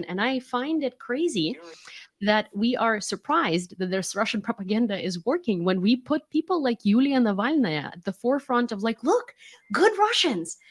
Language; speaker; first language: English; non-native, fluent; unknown